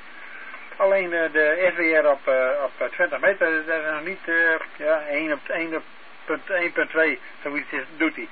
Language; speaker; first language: Dutch; native; Dutch